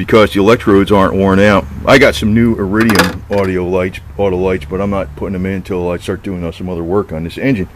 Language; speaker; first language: English; native; English